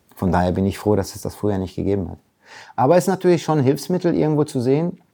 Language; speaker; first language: German; early bilingual, other home language; Polish